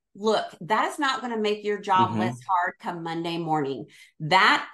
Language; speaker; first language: English; native; English